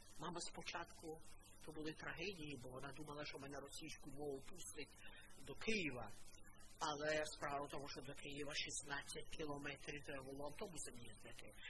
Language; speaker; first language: Ukrainian; non-native, local second language; Russian